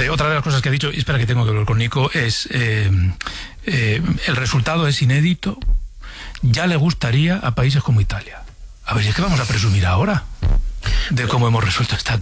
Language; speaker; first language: Spanish; native; Spanish